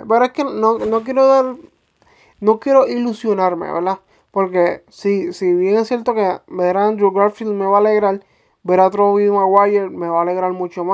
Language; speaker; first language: Spanish; native; Spanish